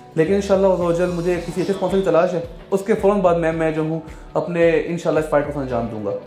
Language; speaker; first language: Urdu; non-native, local second language; Pashto